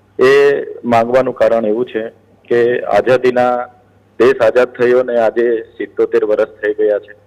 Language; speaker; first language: Gujarati; non-native, local second language; Bhili